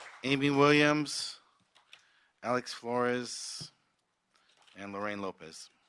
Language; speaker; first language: English; native; English